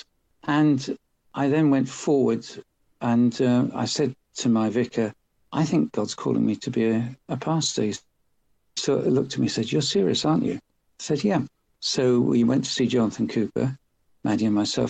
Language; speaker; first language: English; native; English